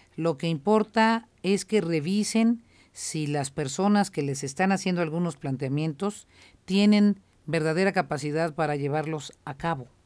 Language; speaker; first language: Spanish; native; Spanish